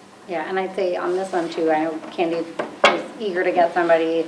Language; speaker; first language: English; native; English